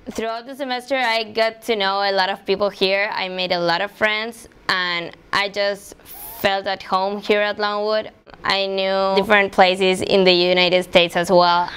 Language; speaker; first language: English; non-native, fluent; Spanish